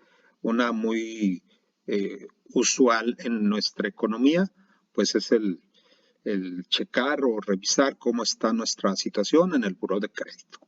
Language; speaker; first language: Spanish; native; Spanish